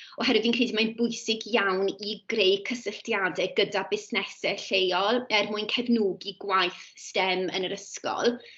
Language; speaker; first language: Welsh; native; Welsh